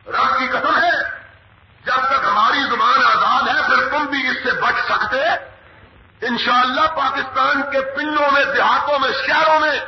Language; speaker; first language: Urdu; non-native, local second language; Punjabi